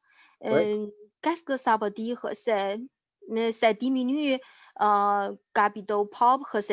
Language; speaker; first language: French; non-native, learner; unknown